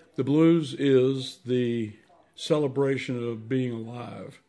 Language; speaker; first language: English; native; English